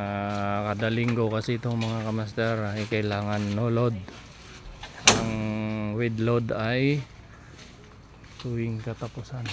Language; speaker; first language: Filipino; native; Filipino